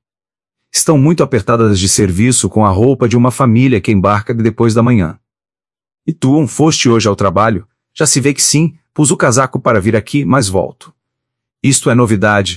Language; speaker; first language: Portuguese; native; Portuguese